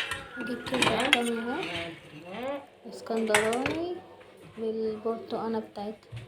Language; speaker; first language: Arabic; native; Arabic